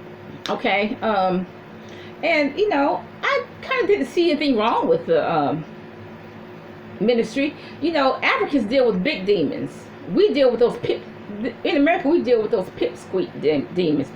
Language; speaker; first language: English; native; English